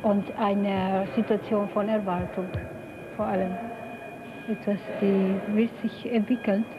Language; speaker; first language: German; non-native, fluent; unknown